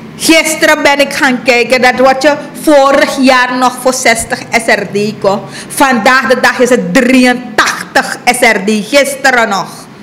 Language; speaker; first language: Dutch; native; Dutch